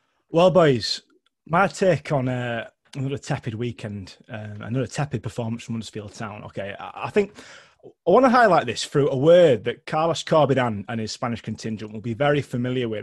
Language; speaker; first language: English; native; English